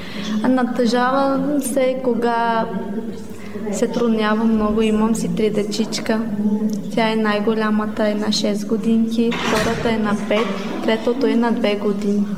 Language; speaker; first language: Bulgarian; non-native, local second language; Romany